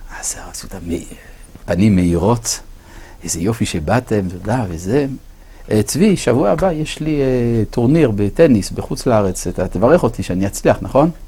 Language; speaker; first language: Hebrew; non-native, fluent; French